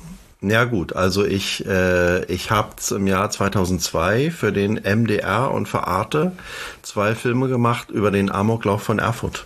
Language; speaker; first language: German; native; German